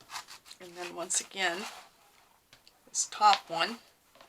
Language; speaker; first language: English; native; English